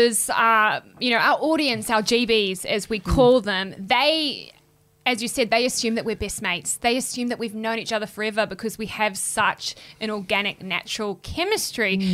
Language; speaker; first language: English; native; English